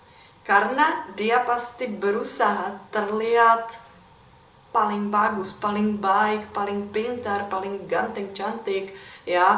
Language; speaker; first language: Indonesian; non-native, fluent; Czech